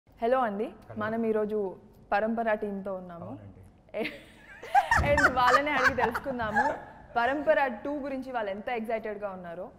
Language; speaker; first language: Telugu; native; Telugu